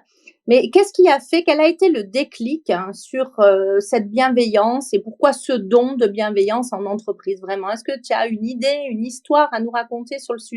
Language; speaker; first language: French; native; French